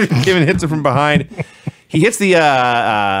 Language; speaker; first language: English; native; English